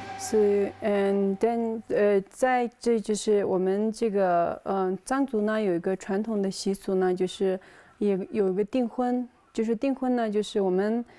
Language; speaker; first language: Chinese; non-native, local second language; Tibetan